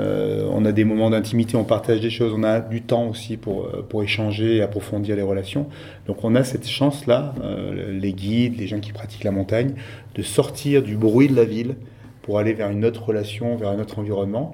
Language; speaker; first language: French; native; French